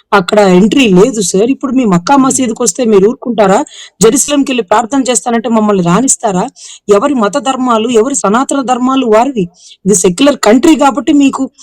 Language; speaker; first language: Telugu; native; Telugu